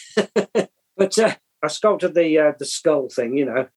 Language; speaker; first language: English; native; English